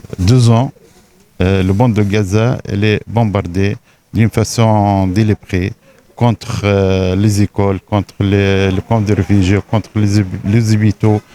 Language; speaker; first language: French; non-native, learner; Arabic